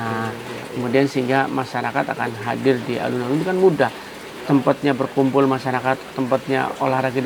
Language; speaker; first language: Indonesian; native; Indonesian